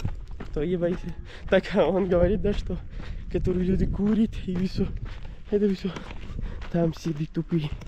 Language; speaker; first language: Russian; non-native, learner; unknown